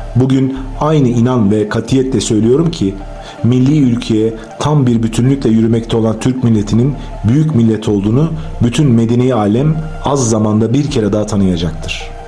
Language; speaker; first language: Turkish; native; Turkish